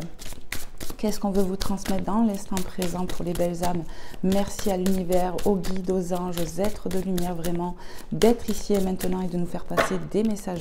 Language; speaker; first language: French; native; French